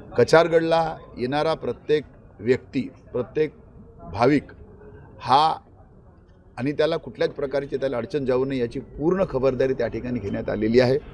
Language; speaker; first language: Marathi; native; Marathi